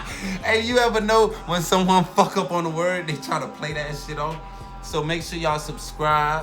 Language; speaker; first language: English; native; English